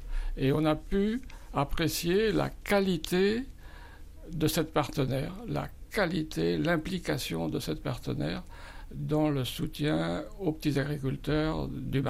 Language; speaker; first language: French; native; French